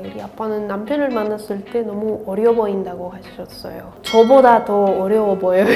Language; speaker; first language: Korean; non-native, learner; Spanish